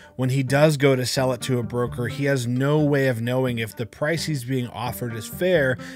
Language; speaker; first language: English; native; English